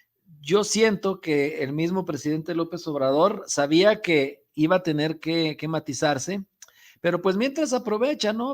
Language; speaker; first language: Spanish; native; Spanish